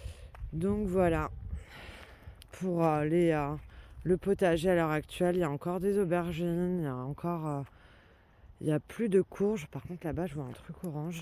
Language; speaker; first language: French; native; French